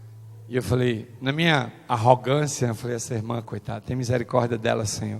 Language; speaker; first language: Portuguese; native; Portuguese